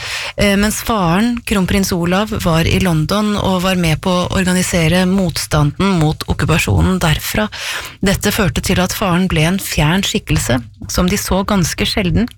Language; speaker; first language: Norwegian; native; Norwegian